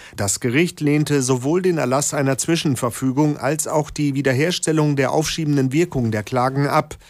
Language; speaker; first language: German; native; German